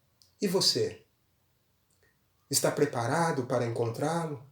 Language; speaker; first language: Portuguese; native; Portuguese